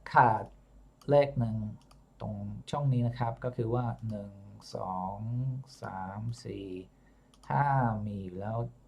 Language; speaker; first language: Thai; non-native, fluent; English